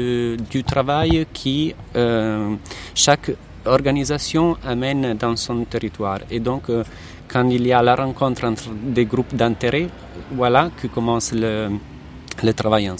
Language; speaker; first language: French; non-native, fluent; Italian